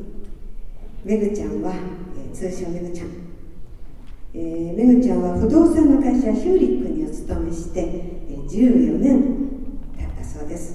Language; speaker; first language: Japanese; native; Japanese